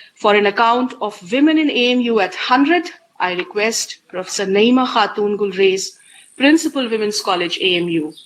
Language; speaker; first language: English; non-native, local second language; Hindi